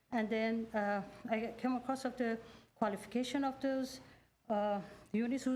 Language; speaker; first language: English; non-native, learner; Persian